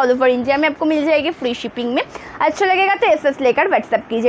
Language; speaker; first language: Hindi; non-native, local second language; Bangla